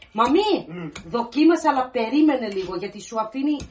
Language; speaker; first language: Greek; early bilingual, other home language; English